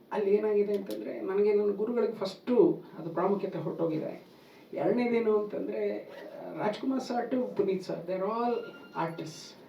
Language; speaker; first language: Kannada; native; Kannada